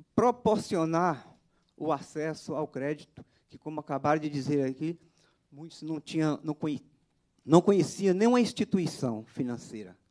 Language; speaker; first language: Portuguese; native; Portuguese